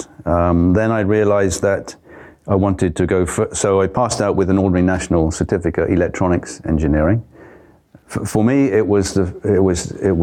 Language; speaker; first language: English; native; English